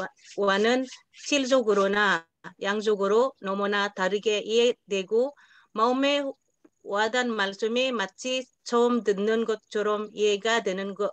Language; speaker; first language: Korean; non-native, learner; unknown